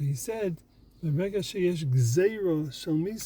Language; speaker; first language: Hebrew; non-native, fluent; English